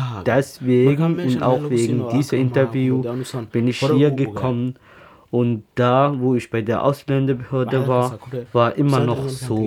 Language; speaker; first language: German; non-native, learner; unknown